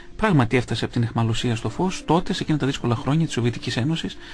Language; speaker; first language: Greek; native; Greek